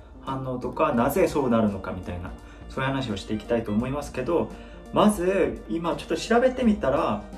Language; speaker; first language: Japanese; non-native, fluent; Korean